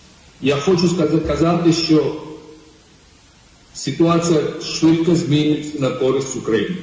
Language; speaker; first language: Ukrainian; non-native, fluent; Georgian